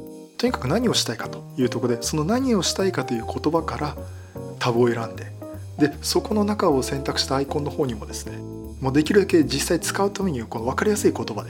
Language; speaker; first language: Japanese; native; Japanese